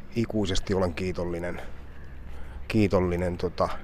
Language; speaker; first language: Finnish; native; Finnish